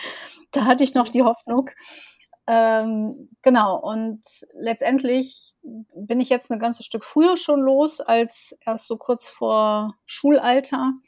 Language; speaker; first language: German; native; German